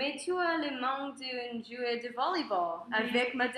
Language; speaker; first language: French; non-native, learner; English